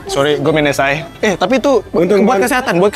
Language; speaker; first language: Indonesian; native; Indonesian